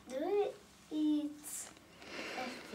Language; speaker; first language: English; non-native, learner; Russian